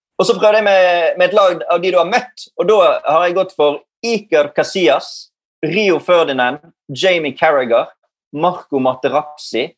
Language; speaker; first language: Norwegian; native; Norwegian